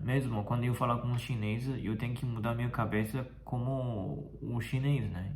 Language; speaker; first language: Portuguese; non-native, fluent; Chinese